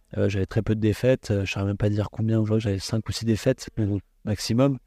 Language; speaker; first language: French; native; French